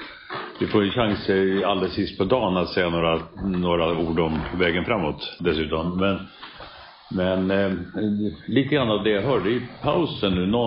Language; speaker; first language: Swedish; native; Swedish